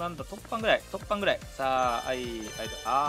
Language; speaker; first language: Japanese; native; Japanese